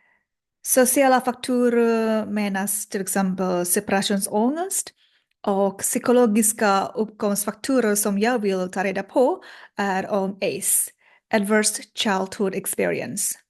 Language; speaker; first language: Swedish; non-native, learner; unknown